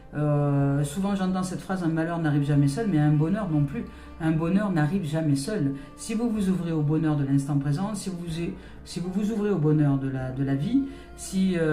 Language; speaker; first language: French; native; French